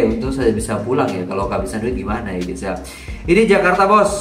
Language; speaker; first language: Indonesian; native; Indonesian